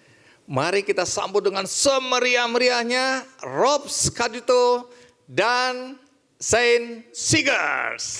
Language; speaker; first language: Indonesian; native; Indonesian